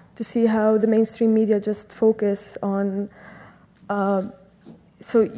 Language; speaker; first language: English; non-native, fluent; Arabic